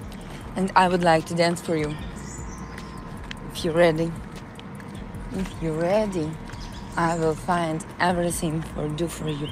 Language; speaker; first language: English; non-native, learner; Russian